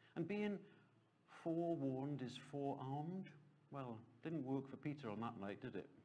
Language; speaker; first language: English; native; English